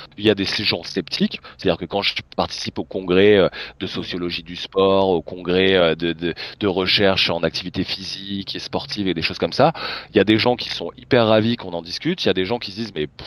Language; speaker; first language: French; native; French